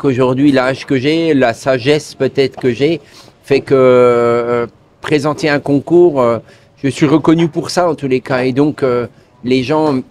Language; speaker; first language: French; native; French